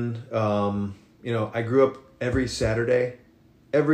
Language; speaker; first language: English; native; English